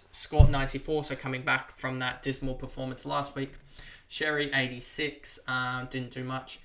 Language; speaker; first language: English; native; English